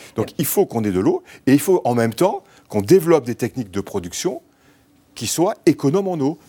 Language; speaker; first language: French; native; French